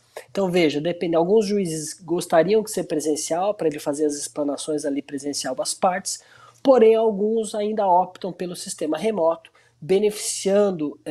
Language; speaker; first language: Portuguese; native; Portuguese